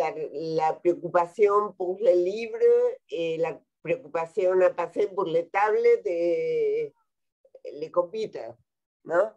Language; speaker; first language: French; non-native, fluent; Spanish